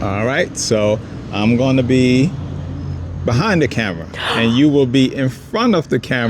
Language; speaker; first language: English; native; English